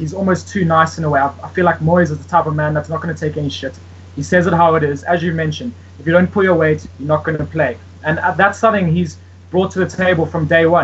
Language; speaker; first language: English; native; English